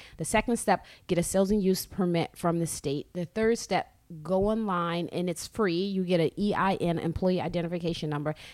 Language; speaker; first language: English; native; English